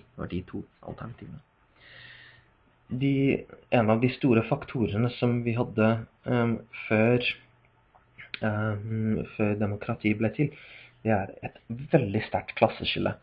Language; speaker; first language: Norwegian; non-native, fluent; English